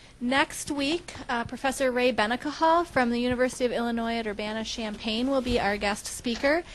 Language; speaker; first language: English; native; English